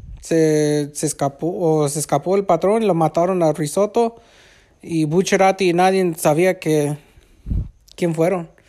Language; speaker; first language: Spanish; early bilingual, heritage; Spanish